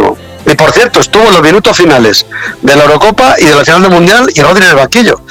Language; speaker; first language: Spanish; native; Spanish